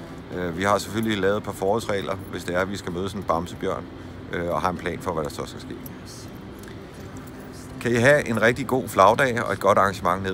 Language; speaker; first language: Danish; native; Danish